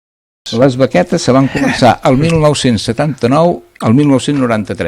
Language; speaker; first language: Catalan; native; Catalan